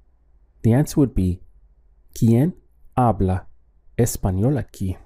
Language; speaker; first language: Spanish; non-native, fluent; English